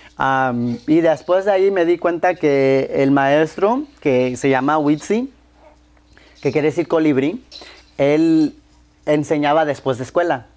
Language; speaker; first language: Spanish; early bilingual, heritage; Spanish